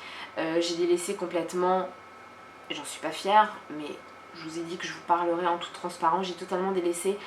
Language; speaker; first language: French; native; French